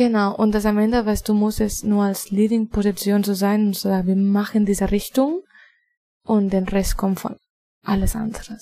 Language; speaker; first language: German; non-native, fluent; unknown